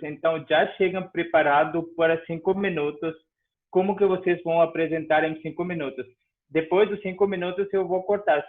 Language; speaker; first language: Portuguese; non-native, fluent; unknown